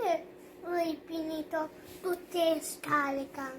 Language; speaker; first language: Italian; early bilingual, other home language; Bangla